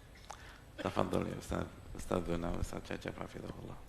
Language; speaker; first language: Indonesian; native; Indonesian